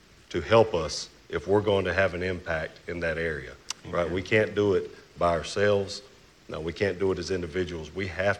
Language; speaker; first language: English; native; English